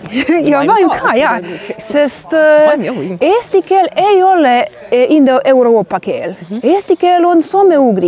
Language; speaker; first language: Estonian; non-native, learner; Croatian